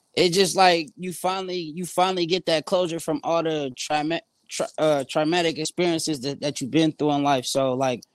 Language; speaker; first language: English; native; English